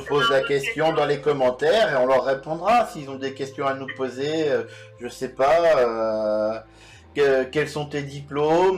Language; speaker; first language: French; native; French